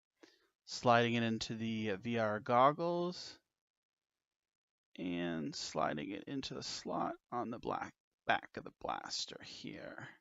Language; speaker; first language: English; native; English